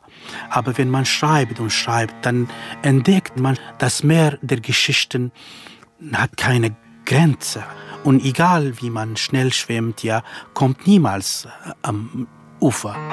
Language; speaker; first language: German; non-native, fluent; Kurdish